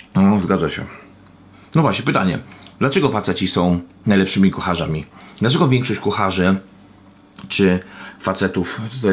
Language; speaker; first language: Polish; native; Polish